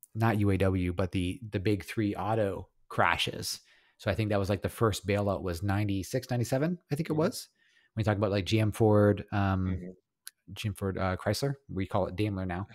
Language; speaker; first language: English; native; English